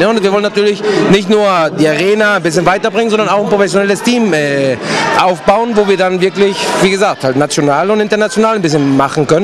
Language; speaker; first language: German; native; German